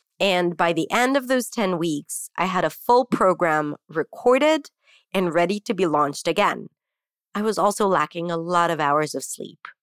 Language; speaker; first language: English; non-native, fluent; Hebrew